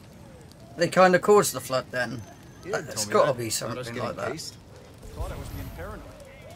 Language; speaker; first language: English; native; English